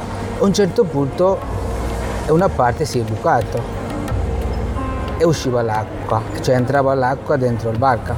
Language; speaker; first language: Italian; non-native, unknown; Bangla